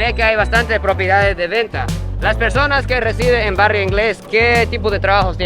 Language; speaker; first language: Spanish; non-native, fluent; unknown